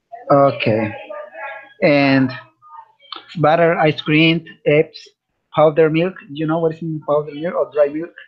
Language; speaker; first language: English; non-native, learner; Spanish